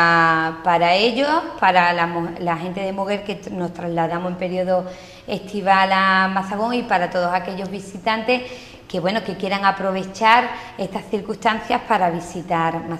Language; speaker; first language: Spanish; native; Spanish